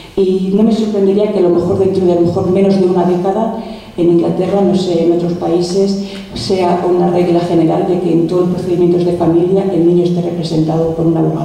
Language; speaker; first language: Spanish; native; Spanish